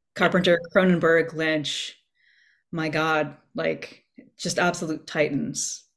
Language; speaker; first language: English; native; English